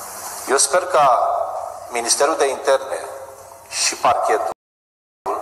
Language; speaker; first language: Romanian; native; Romanian